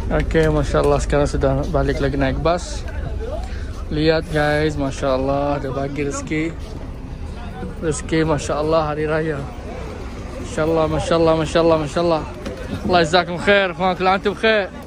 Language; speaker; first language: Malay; early bilingual, heritage; Malay